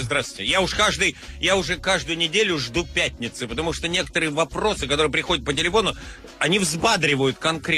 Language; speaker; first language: Russian; native; Russian